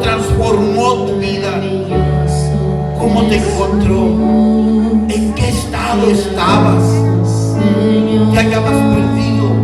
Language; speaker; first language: Spanish; native; Spanish